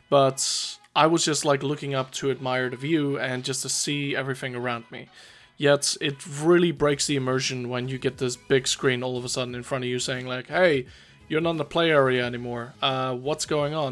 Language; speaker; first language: English; native; English